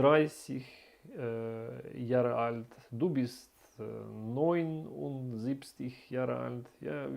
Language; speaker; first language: German; non-native, learner; Russian